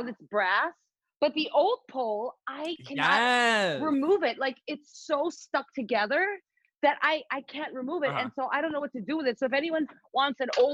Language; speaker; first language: English; non-native, local second language; Filipino